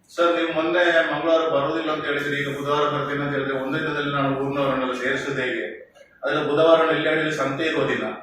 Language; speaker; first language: Kannada; non-native, local second language; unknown